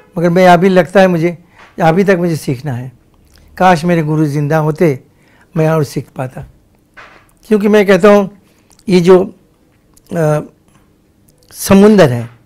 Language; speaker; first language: Hindi; non-native, local second language; Bangla